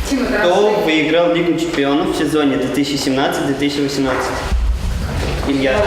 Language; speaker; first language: Russian; native; Russian